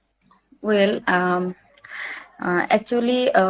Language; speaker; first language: English; non-native, learner; Bangla